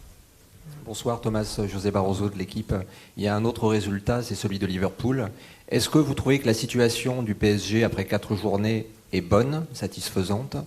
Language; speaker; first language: French; native; French